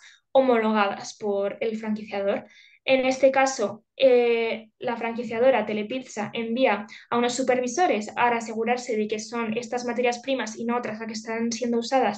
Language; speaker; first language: Spanish; native; Spanish